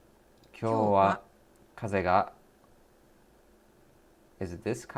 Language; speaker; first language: Japanese; non-native, learner; English